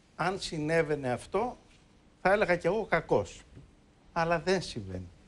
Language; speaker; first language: Greek; native; Greek